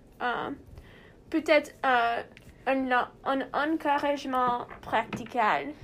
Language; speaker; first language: French; non-native, learner; English